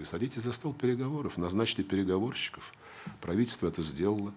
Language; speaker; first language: Russian; native; Russian